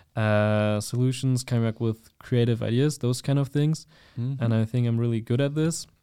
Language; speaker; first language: English; non-native, fluent; German